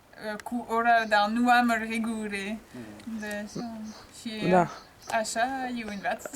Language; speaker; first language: Romanian; non-native, learner; French